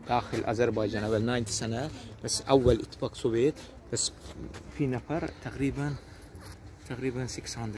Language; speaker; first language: Arabic; non-native, learner; Azerbaijani